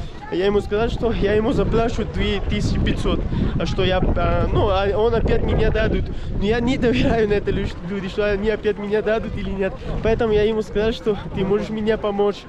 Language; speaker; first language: Russian; non-native, learner; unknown